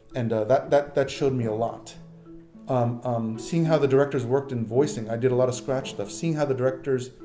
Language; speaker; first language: English; native; English